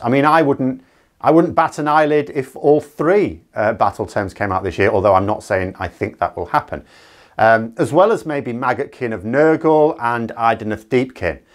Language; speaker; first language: English; native; English